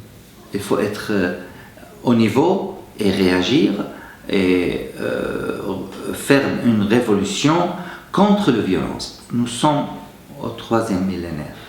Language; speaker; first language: French; non-native, fluent; Arabic